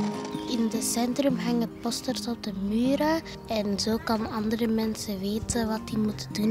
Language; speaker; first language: Dutch; early bilingual, other home language; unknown